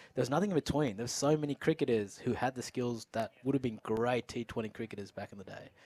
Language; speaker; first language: English; non-native, local second language; Urdu